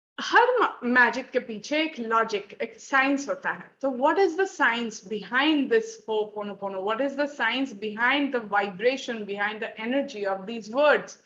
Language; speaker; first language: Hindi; non-native, local second language; Bangla